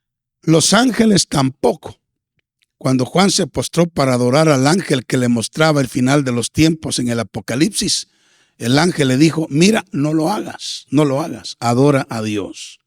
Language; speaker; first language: Spanish; native; Spanish